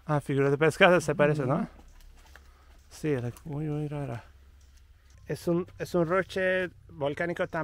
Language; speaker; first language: Spanish; non-native, learner; Turkish